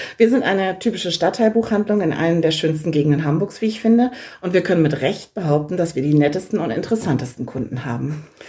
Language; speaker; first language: German; native; German